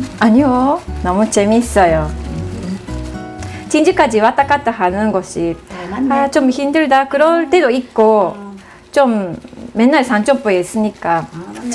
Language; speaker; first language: Korean; non-native, fluent; Japanese